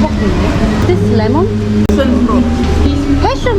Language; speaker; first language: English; non-native, fluent; Korean